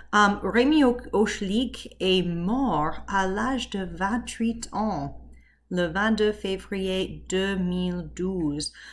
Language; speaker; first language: French; non-native, fluent; English